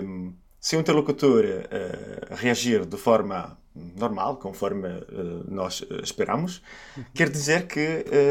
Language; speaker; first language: Portuguese; non-native, fluent; Italian